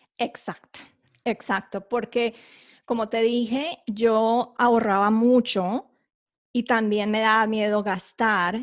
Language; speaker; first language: Spanish; early bilingual, heritage; Spanish